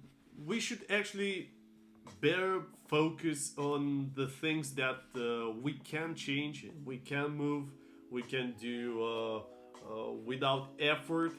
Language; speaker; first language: English; non-native, fluent; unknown